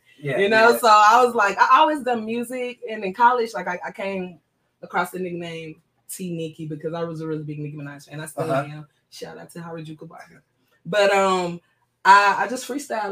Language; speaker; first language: English; native; English